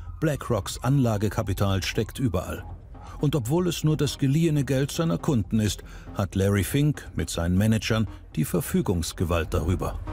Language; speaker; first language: German; native; German